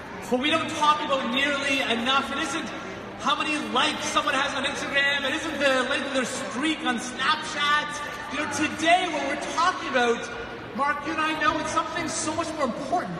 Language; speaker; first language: English; native; English